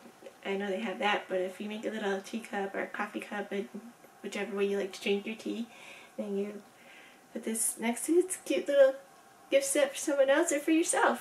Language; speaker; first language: English; native; English